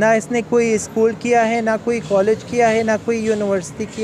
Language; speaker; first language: Hindi; non-native, learner; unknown